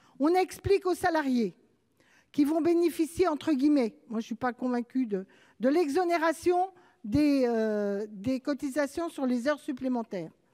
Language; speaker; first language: French; native; French